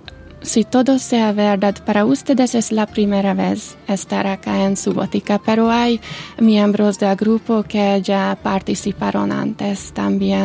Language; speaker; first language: Spanish; non-native, learner; Hungarian